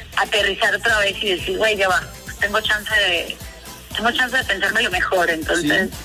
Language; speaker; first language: Spanish; native; Spanish